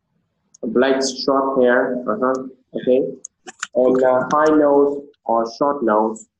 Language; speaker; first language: English; non-native, learner; Vietnamese